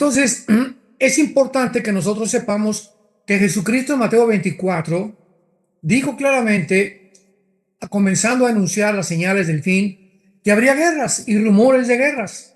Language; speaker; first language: Spanish; native; Spanish